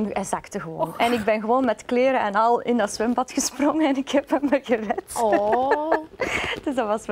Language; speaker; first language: Dutch; native; Dutch